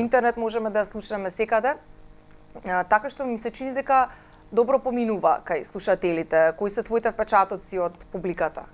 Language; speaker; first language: Macedonian; native; Macedonian